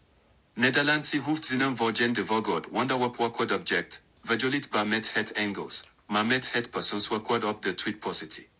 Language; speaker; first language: Dutch; non-native, learner; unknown